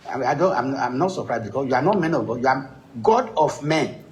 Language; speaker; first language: English; non-native, local second language; Yoruba